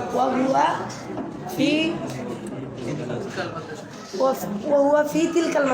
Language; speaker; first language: Arabic; non-native, learner; Bangla